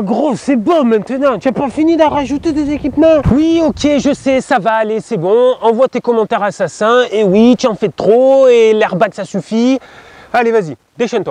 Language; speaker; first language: French; native; French